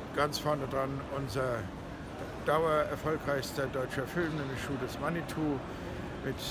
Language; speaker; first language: German; native; German